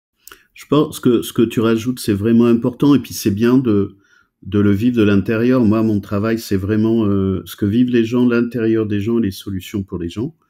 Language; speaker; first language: French; native; French